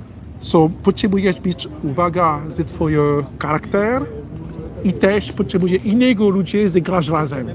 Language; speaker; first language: Polish; non-native, learner; French